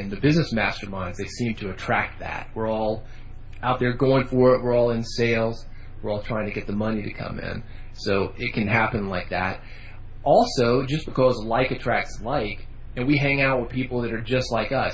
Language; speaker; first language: English; native; English